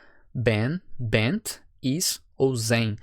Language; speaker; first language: Dutch; non-native, fluent; Portuguese